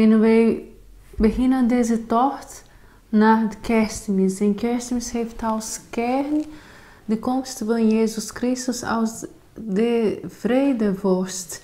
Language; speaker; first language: Dutch; non-native, fluent; Portuguese